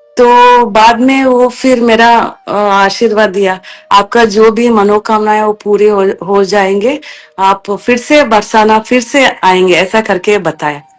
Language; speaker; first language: Hindi; non-native, local second language; Kannada